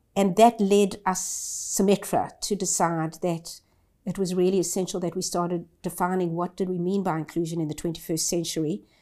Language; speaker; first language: English; native; English